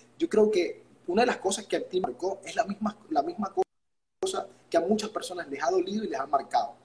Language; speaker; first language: Spanish; native; Spanish